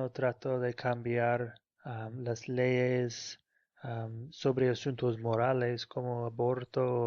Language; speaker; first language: Spanish; non-native, fluent; English